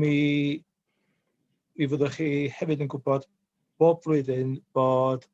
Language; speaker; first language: Welsh; native; Welsh